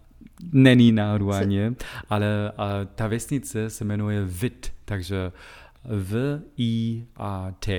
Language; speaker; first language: Czech; non-native, fluent; German